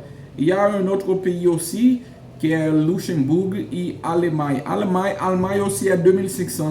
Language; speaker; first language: French; non-native, local second language; Haitian Creole